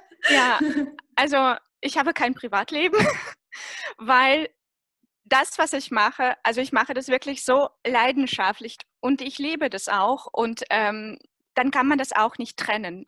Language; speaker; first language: German; non-native, fluent; Russian